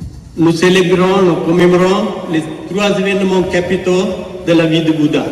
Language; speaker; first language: French; non-native, fluent; Sinhala